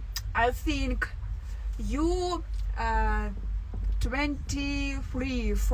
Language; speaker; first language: English; non-native, learner; Russian